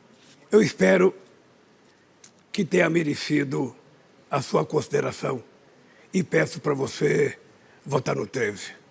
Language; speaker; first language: Portuguese; native; Portuguese